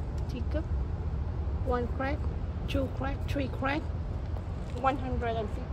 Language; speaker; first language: English; non-native, learner; Vietnamese